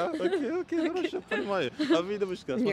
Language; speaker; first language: Russian; non-native, learner; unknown